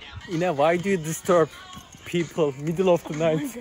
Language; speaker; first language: English; non-native, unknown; Turkish